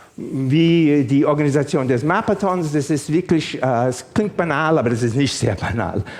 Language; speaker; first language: German; non-native, fluent; English